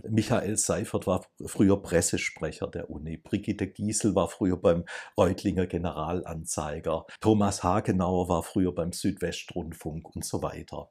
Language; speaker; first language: German; native; German